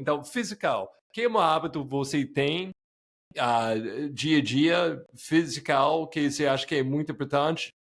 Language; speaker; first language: Portuguese; non-native, fluent; English